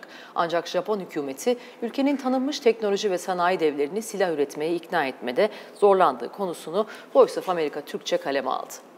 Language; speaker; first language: Turkish; native; Turkish